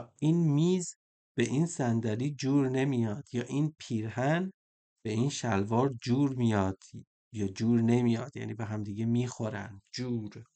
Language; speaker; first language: Persian; native; Persian